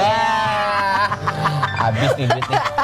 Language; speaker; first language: Indonesian; native; Indonesian